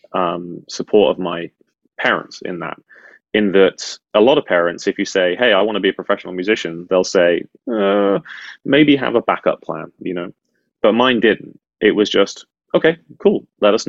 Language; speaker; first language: English; native; English